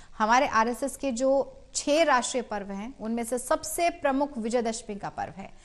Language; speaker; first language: Hindi; native; Hindi